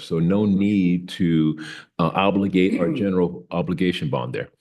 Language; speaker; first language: English; native; English